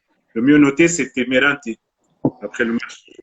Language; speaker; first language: French; non-native, local second language; Arabic